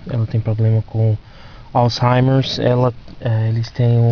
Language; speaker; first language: Portuguese; non-native, fluent; English